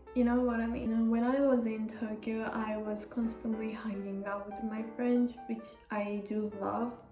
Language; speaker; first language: English; non-native, fluent; Japanese